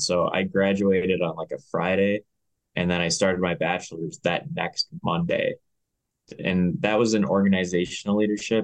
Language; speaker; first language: English; native; English